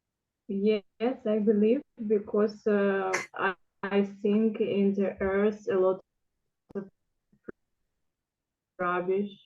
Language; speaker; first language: English; non-native, learner; Russian